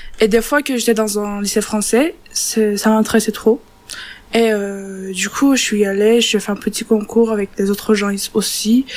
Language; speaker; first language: French; non-native, learner; Turkish